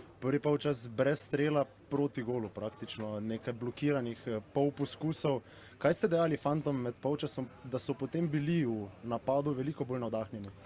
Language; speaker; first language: Slovenian; native; Slovenian